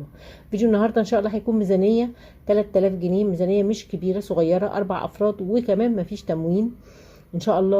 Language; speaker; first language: Arabic; native; Arabic